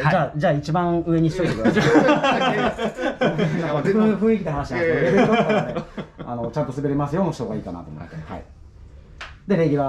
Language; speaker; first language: Japanese; native; Japanese